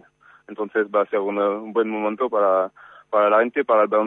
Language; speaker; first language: Spanish; non-native, fluent; French